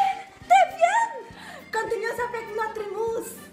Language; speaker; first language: French; non-native, learner; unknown